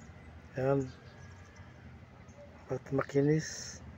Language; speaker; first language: Filipino; native; Filipino